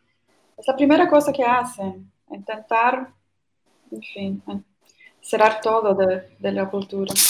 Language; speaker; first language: Spanish; non-native, fluent; Portuguese